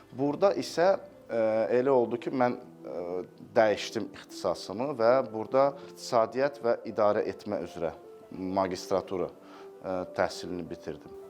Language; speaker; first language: Azerbaijani; native; Azerbaijani